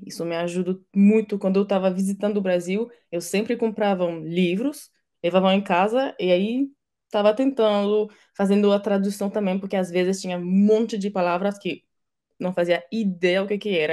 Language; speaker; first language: Portuguese; non-native, fluent; French